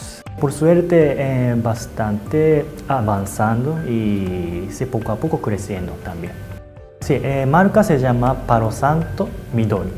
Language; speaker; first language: Spanish; non-native, learner; Japanese